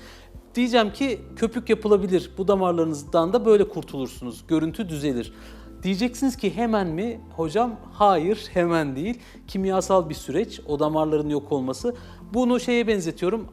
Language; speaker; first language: Turkish; native; Turkish